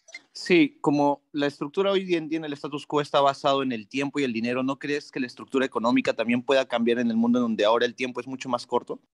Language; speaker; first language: Spanish; native; Spanish